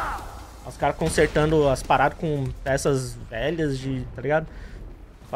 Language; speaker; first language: Portuguese; native; Portuguese